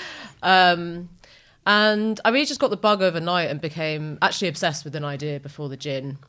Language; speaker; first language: English; native; English